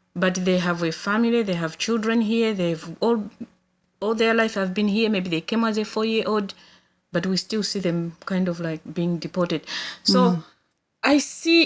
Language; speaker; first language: English; non-native, local second language; Nyanja